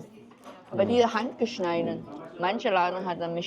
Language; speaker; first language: German; non-native, learner; Chinese